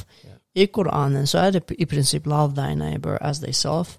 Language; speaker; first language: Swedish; non-native, fluent; Arabic